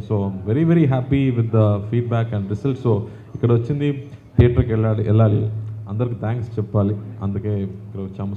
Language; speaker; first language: Telugu; non-native, fluent; Tamil